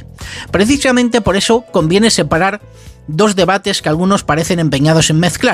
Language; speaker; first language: Spanish; native; Spanish